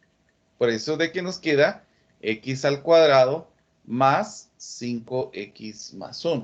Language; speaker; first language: Spanish; native; Spanish